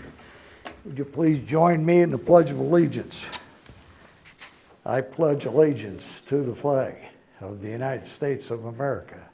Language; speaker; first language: English; native; English